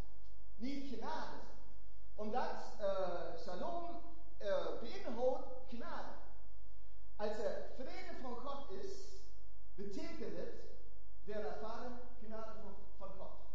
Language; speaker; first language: Dutch; non-native, fluent; German